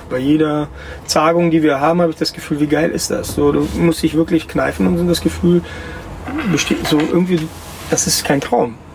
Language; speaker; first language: German; early bilingual, other home language; Russian